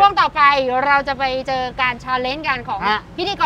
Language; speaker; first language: Thai; native; Thai